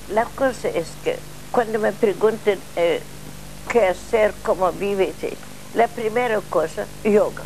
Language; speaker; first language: Spanish; non-native, learner; Russian